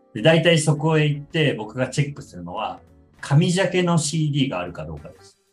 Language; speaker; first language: Japanese; native; Japanese